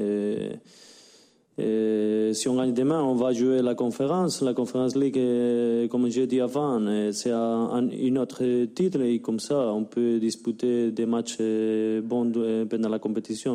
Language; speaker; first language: French; non-native, learner; Spanish